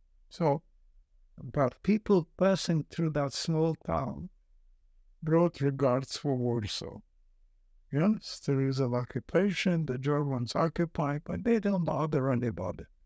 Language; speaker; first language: English; non-native, fluent; Polish